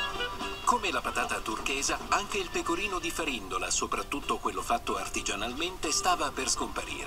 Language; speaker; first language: Italian; native; Italian